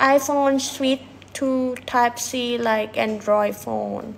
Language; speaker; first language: English; non-native, learner; Thai